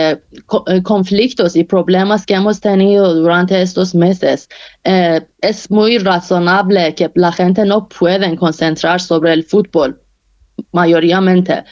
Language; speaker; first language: Spanish; non-native, fluent; Persian